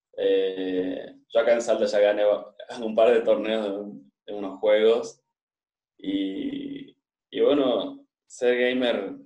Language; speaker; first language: Spanish; native; Spanish